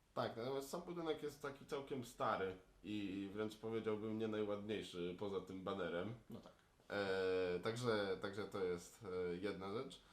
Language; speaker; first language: Polish; native; Polish